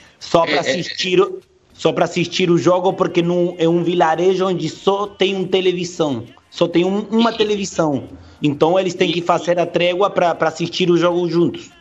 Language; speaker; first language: Portuguese; non-native, fluent; Spanish